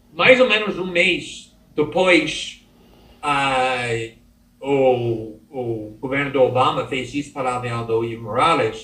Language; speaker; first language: Portuguese; non-native, fluent; English